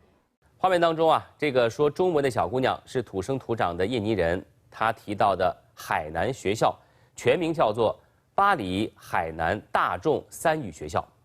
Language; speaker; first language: Chinese; native; Chinese